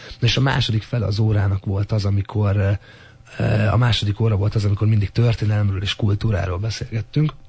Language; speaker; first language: Hungarian; native; Hungarian